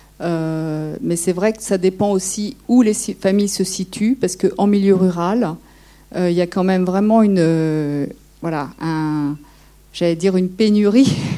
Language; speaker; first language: French; native; French